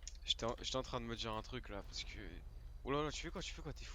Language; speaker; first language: French; native; French